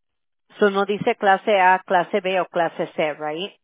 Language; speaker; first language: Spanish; early bilingual, other home language; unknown